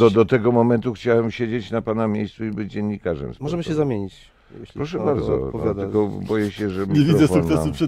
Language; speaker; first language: Polish; native; Polish